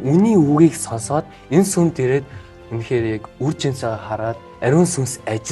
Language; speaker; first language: Mongolian; early bilingual, heritage; Mongolian